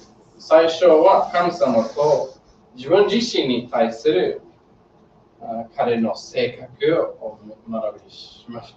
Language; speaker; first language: Japanese; non-native, learner; English